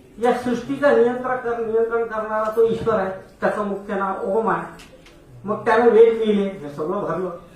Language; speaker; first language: Marathi; non-native, local second language; Hindi